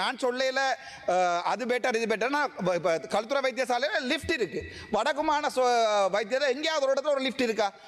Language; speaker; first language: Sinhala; non-native, local second language; Tamil